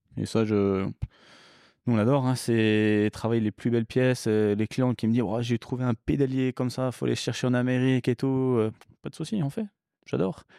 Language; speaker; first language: French; early bilingual, other home language; English